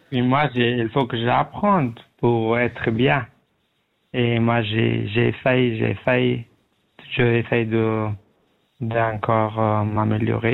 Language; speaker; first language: French; non-native, learner; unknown